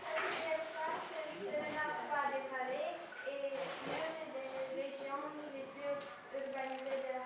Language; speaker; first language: French; non-native, learner; Ukrainian